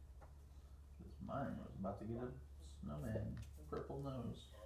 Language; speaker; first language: English; native; English